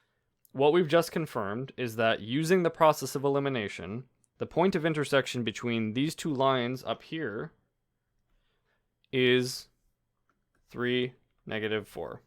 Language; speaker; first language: English; native; English